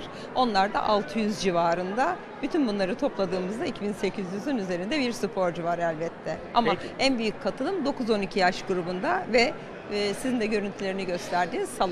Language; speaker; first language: Turkish; native; Turkish